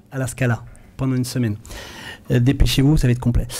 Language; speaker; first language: French; early bilingual, other home language; Arabic